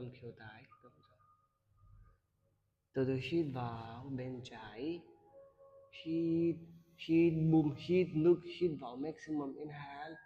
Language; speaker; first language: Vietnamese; non-native, learner; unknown